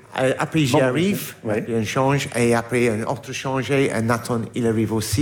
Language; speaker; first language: French; non-native, learner; English